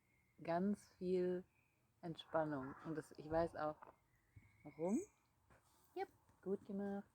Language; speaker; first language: German; non-native, fluent; Dutch